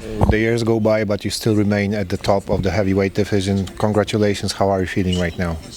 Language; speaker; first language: English; non-native, fluent; Polish